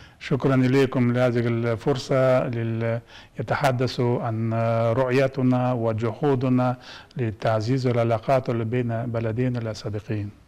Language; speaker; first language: Arabic; non-native, fluent; Kazakh